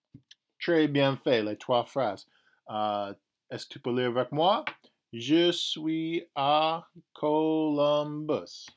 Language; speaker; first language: French; non-native, fluent; English